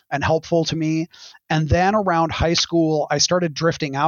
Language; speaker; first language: English; native; English